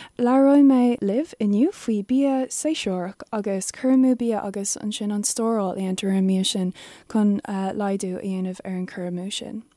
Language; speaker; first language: Irish; non-native, local second language; English